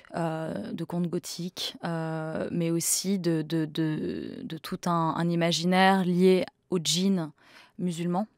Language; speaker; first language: French; native; French